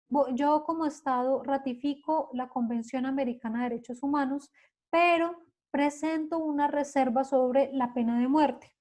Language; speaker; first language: Spanish; native; Spanish